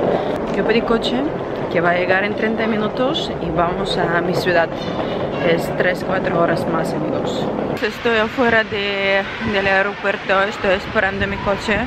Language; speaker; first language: Spanish; non-native, learner; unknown